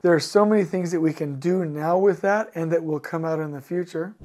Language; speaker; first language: English; native; English